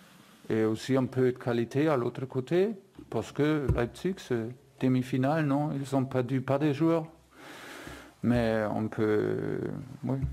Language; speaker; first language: French; non-native, fluent; German